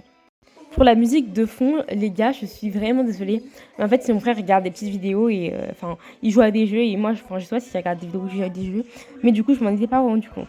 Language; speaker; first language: French; native; French